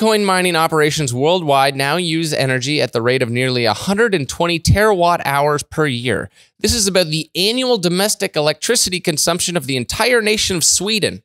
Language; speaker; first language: English; native; English